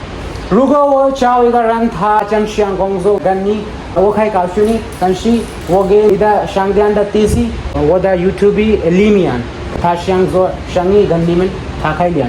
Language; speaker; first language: Chinese; non-native, learner; Hindi